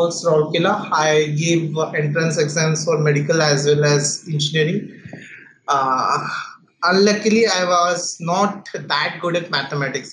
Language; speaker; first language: English; non-native, local second language; Odia